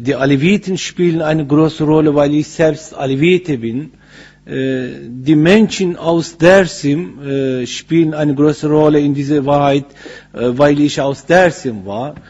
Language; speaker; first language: German; non-native, learner; Kurdish